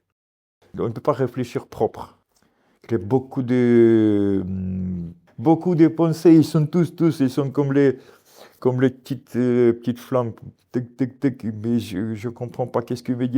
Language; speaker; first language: French; non-native, learner; Ukrainian